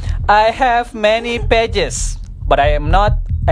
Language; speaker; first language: English; non-native, learner; Indonesian